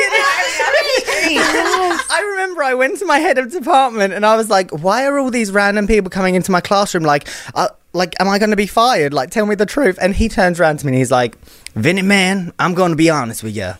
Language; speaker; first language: English; native; English